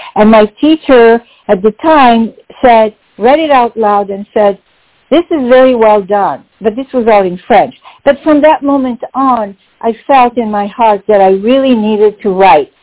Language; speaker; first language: English; non-native, fluent; French